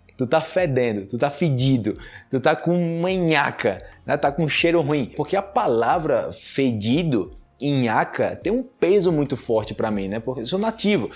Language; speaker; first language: Portuguese; native; Portuguese